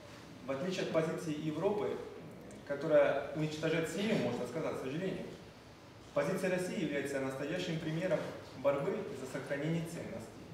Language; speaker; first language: Russian; non-native, fluent; Italian